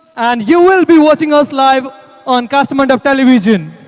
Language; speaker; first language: English; non-native, local second language; Nepali